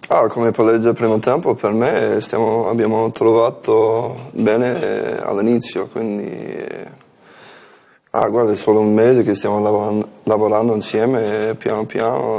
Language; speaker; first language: Italian; non-native, learner; English